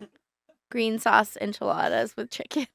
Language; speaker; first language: English; native; English